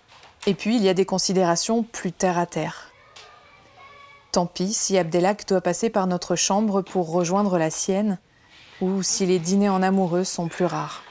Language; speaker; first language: French; native; French